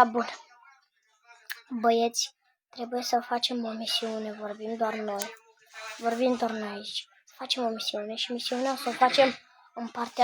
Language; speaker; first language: Romanian; native; Romanian